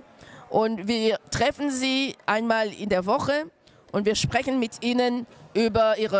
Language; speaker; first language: German; non-native, fluent; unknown